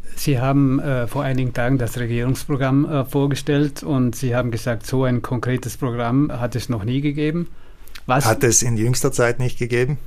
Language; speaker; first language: German; native; German